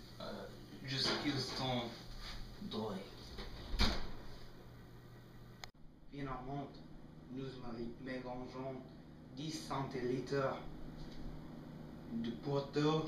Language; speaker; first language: French; non-native, learner; English